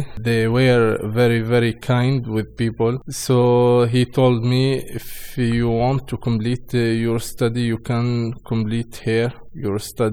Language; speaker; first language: English; non-native, learner; Arabic